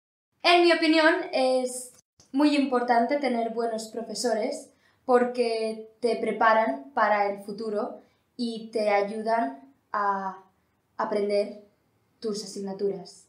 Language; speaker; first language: Spanish; non-native, learner; English